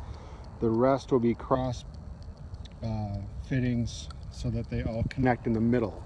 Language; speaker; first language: English; native; English